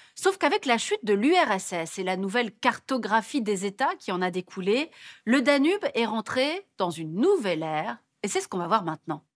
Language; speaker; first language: French; native; French